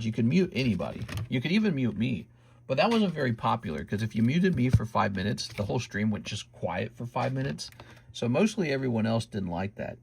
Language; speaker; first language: English; native; English